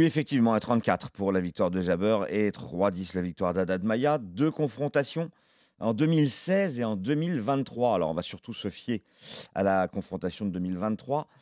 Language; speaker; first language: French; native; French